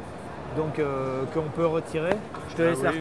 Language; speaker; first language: French; native; French